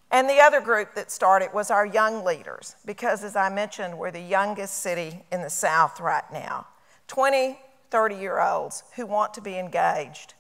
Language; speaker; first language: English; native; English